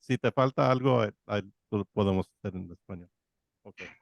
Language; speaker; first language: Spanish; non-native, learner; English